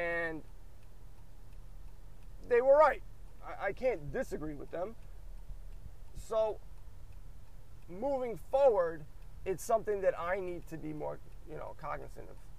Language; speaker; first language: English; native; English